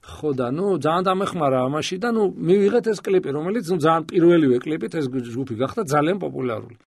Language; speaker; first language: Georgian; native; Georgian